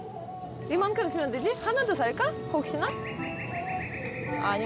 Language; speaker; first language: Korean; non-native, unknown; Russian